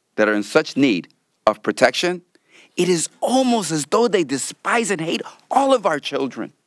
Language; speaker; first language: English; early bilingual, other home language; Spanish